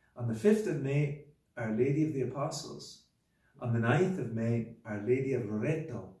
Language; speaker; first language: English; native; English